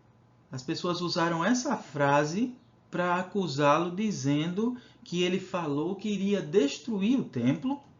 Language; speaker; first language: Portuguese; native; Portuguese